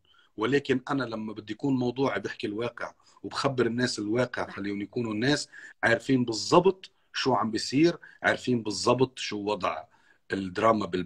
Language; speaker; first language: Arabic; native; Arabic